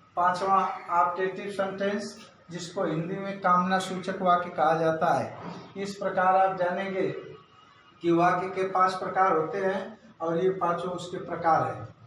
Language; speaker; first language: Hindi; native; Hindi